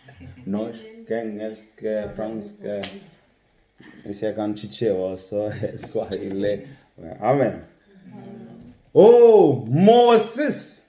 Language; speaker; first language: Norwegian; non-native, fluent; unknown